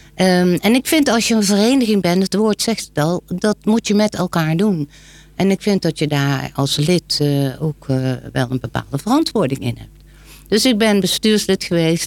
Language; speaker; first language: Dutch; native; Dutch